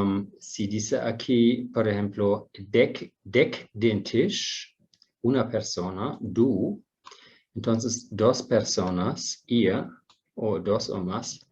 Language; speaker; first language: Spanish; non-native, fluent; German